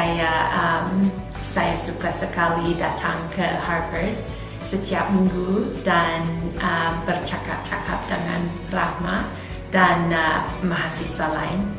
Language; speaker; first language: Indonesian; non-native, learner; English